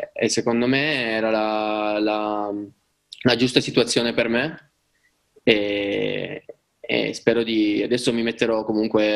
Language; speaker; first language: Italian; native; Italian